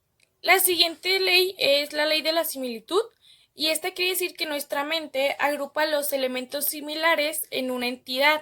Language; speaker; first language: Spanish; native; Spanish